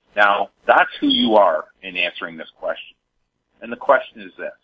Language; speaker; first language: English; native; English